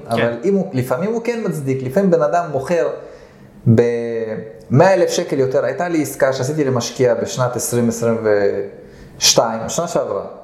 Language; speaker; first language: Hebrew; early bilingual, other home language; Russian